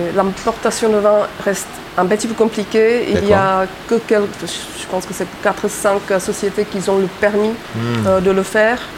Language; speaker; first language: French; non-native, fluent; Czech